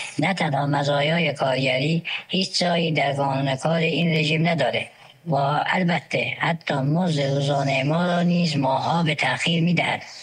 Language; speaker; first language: Persian; non-native, local second language; Azerbaijani